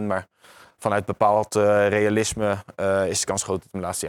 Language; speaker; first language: Dutch; native; Dutch